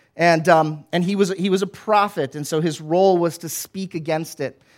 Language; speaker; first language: English; native; English